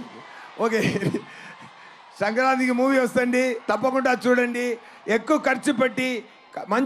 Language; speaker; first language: Telugu; non-native, learner; Tamil